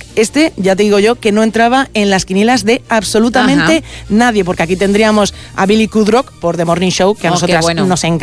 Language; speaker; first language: Spanish; native; Spanish